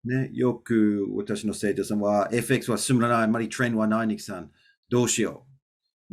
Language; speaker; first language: Japanese; non-native, learner; English